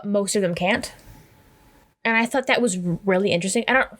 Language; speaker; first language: English; native; English